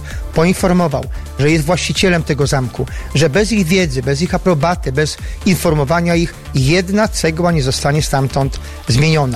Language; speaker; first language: Polish; native; Polish